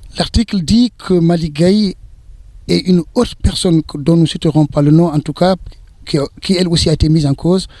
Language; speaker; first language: French; non-native, local second language; Wolof